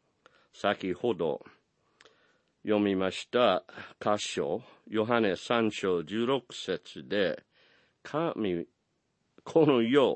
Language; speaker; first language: Japanese; non-native, fluent; English